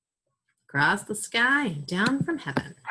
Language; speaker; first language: English; native; English